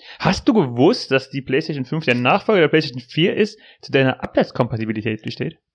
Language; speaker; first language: German; native; German